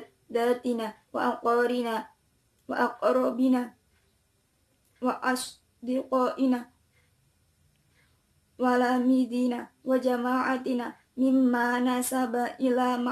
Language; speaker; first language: Arabic; non-native, learner; Indonesian